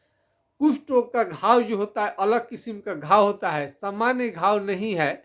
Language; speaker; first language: Hindi; non-native, local second language; Bhojpuri